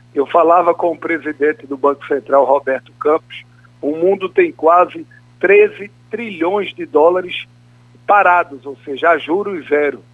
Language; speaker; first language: Portuguese; native; Portuguese